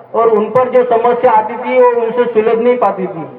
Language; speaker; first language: Hindi; non-native, local second language; Marathi